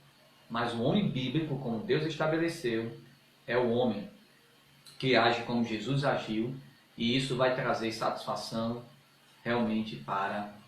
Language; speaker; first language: Portuguese; native; Portuguese